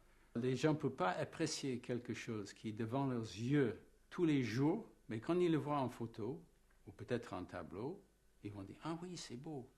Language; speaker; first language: French; non-native, fluent; English